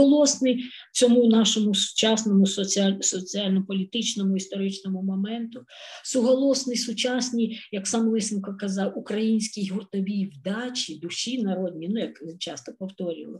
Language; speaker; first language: Ukrainian; native; Ukrainian